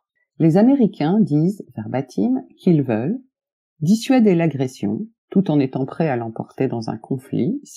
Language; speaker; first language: French; native; French